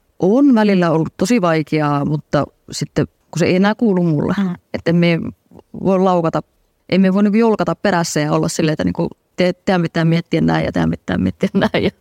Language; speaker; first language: Finnish; native; Finnish